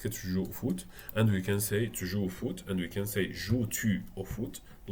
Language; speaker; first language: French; non-native, fluent; Arabic